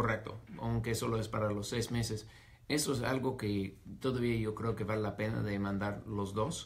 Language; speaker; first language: Spanish; non-native, fluent; English